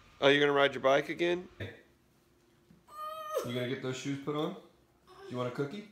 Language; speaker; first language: English; native; English